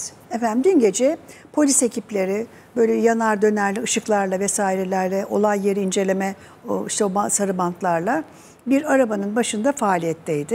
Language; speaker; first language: Turkish; native; Turkish